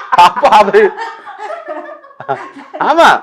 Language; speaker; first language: Tamil; non-native, learner; Malayalam